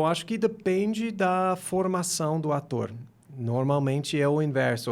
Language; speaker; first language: Portuguese; non-native, fluent; English